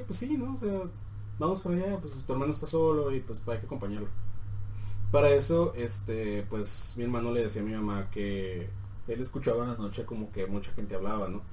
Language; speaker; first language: Spanish; native; Spanish